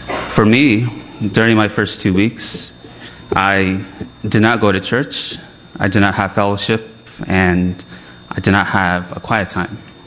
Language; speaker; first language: English; early bilingual, other home language; Chinese